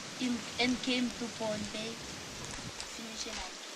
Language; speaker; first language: English; non-native, learner; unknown